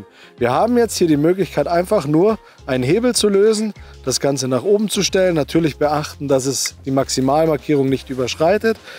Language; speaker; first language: German; native; German